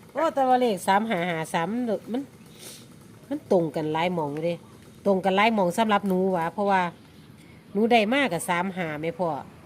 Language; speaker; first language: Thai; native; Thai